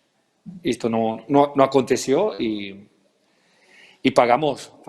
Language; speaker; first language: Portuguese; non-native, fluent; Spanish